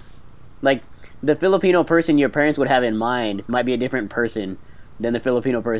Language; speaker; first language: English; native; English